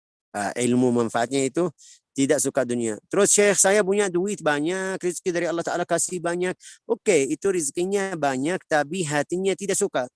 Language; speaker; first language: Indonesian; non-native, learner; Arabic